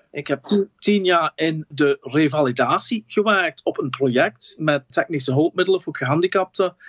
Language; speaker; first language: Dutch; non-native, fluent; English